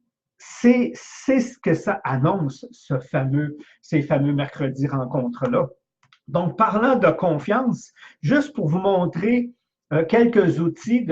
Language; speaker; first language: French; native; French